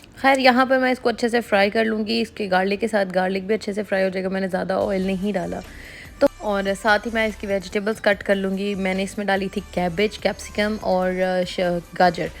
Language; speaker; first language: Urdu; native; Urdu